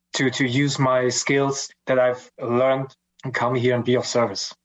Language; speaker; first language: English; non-native, fluent; German